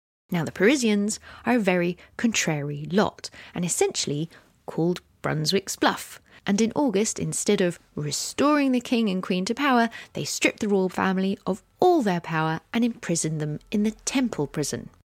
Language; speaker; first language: English; native; English